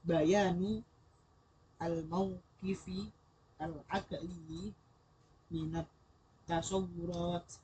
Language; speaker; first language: Arabic; non-native, learner; Indonesian